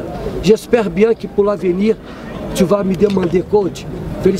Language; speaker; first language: French; non-native, learner; Portuguese